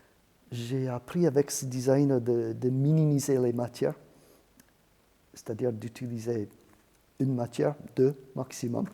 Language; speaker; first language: French; non-native, fluent; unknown